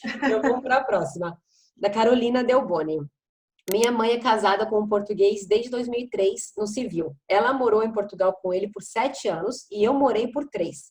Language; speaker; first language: Portuguese; native; Portuguese